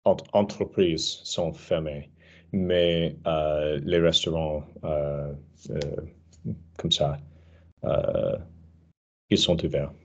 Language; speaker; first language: French; non-native, learner; English